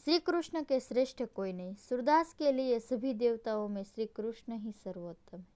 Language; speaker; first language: Hindi; non-native, local second language; Gujarati